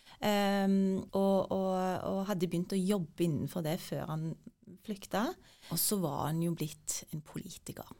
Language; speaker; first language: Norwegian; early bilingual, other home language; Turkish